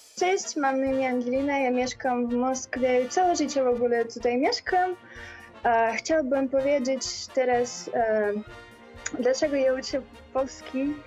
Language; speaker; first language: Polish; non-native, learner; Russian